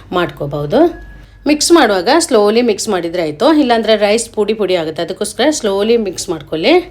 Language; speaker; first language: Kannada; non-native, local second language; Malayalam